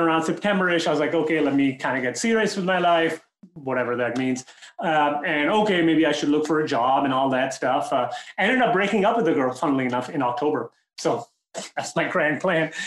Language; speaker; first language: English; non-native, local second language; Urdu